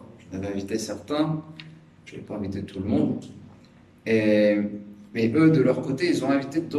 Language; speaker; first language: French; native; French